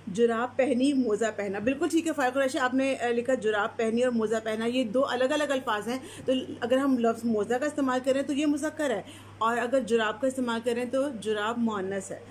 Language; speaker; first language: Urdu; native; Urdu